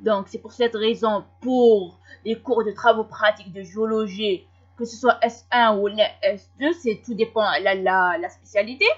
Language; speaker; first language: French; non-native, local second language; Arabic